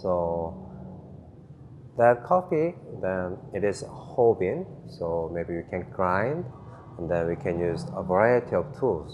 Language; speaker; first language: English; non-native, fluent; Korean